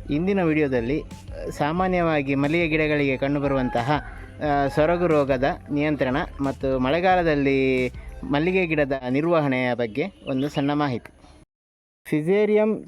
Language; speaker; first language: Kannada; non-native, local second language; Tulu